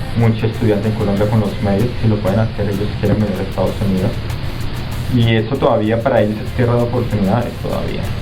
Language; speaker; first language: Spanish; native; Spanish